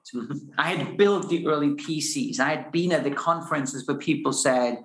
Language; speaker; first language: English; non-native, fluent; German